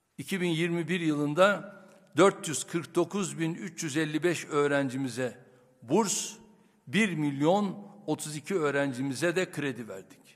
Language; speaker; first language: Turkish; native; Turkish